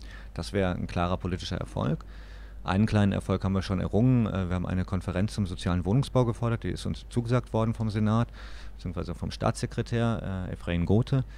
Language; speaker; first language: German; native; German